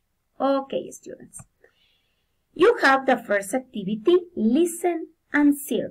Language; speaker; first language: English; non-native, fluent; Spanish